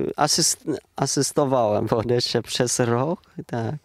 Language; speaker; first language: Polish; non-native, learner; Vietnamese